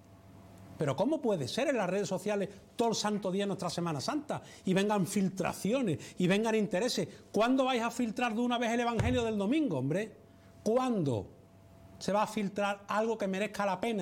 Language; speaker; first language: Spanish; native; Spanish